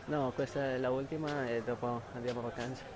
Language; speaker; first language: Italian; non-native, fluent; Spanish